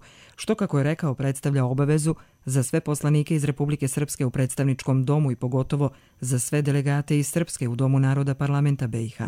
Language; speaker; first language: Croatian; native; Croatian